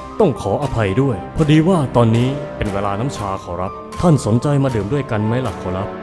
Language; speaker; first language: Thai; native; Thai